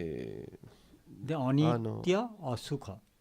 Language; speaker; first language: Japanese; non-native, learner; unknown